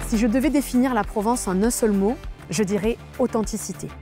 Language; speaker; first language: French; native; French